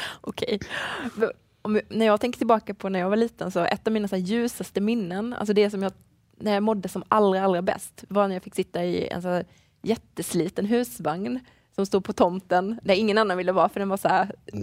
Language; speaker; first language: Swedish; native; Swedish